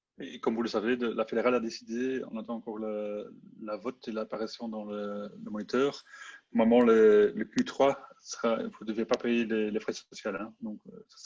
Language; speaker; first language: French; non-native, local second language; Dutch